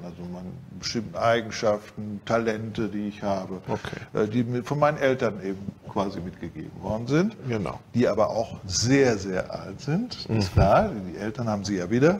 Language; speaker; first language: German; native; German